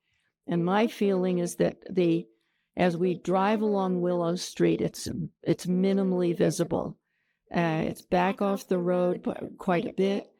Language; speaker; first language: English; native; English